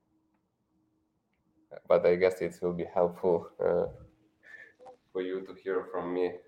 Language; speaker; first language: English; non-native, fluent; Ukrainian